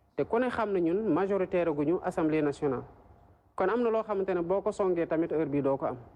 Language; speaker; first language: Wolof; native; Wolof